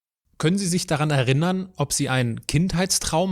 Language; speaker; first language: German; native; German